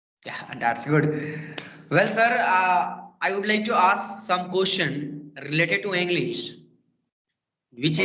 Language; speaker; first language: English; non-native, learner; Bhojpuri